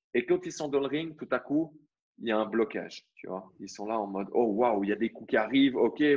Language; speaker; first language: French; native; French